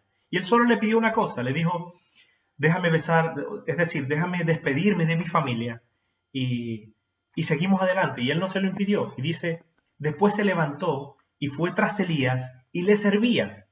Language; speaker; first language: Spanish; native; Spanish